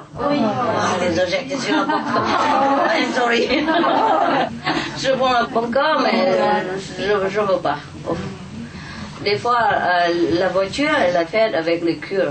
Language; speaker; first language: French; non-native, learner; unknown